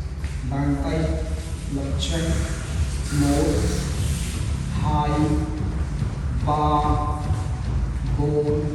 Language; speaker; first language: Vietnamese; non-native, learner; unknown